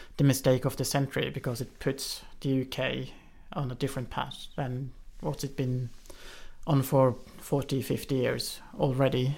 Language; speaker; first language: English; non-native, fluent; Norwegian